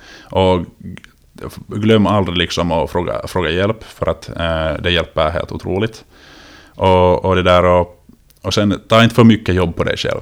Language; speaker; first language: Swedish; native; Swedish